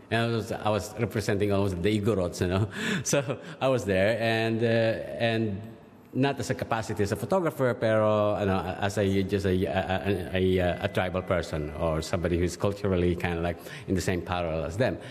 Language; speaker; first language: English; non-native, local second language; Filipino